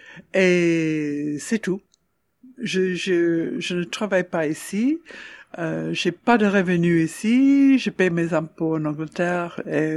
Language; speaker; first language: French; non-native, fluent; English